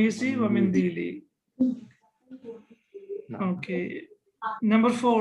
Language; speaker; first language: Arabic; non-native, fluent; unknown